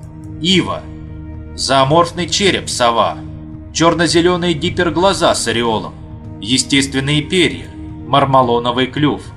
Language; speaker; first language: Russian; native; Russian